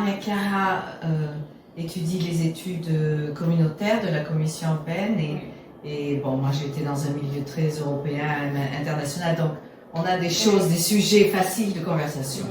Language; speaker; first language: French; native; French